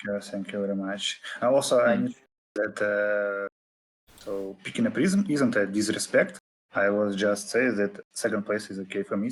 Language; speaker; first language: English; non-native, fluent; Russian